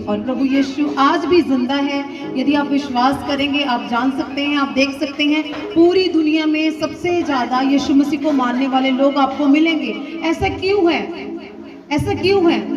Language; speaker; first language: Hindi; non-native, local second language; Punjabi